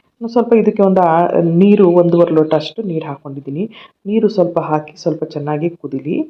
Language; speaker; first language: Kannada; native; Kannada